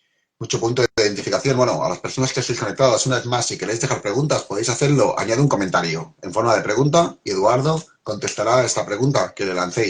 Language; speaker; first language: Spanish; native; Spanish